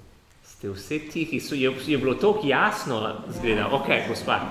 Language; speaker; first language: Slovenian; non-native, learner; English